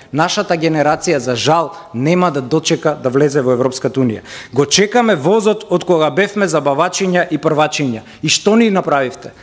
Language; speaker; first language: Macedonian; native; Macedonian